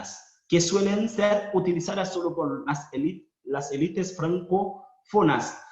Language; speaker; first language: Spanish; non-native, fluent; Haitian Creole